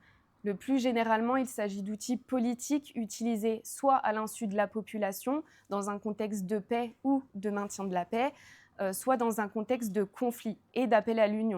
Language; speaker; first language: French; native; French